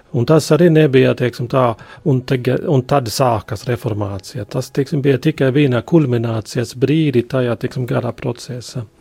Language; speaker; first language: Latvian; non-native, local second language; Polish